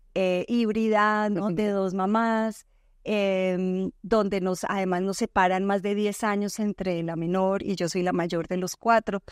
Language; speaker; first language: Spanish; native; Spanish